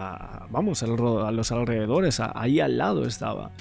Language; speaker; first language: Spanish; native; Spanish